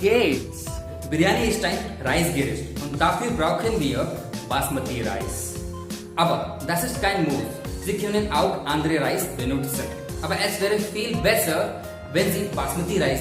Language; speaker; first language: German; non-native, fluent; Hindi